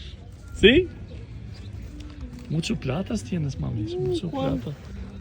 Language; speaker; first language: Spanish; non-native, learner; Albanian